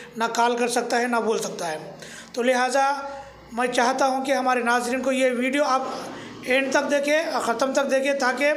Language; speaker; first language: Hindi; native; Hindi